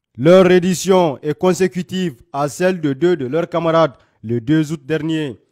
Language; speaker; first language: French; non-native, local second language; Hausa